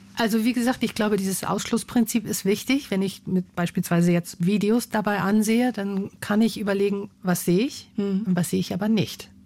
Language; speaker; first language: German; native; German